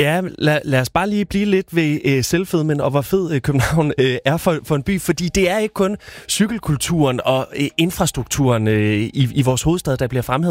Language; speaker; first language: Danish; native; Danish